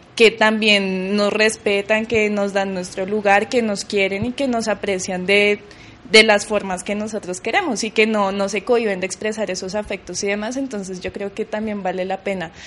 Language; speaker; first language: Spanish; non-native, fluent; Swedish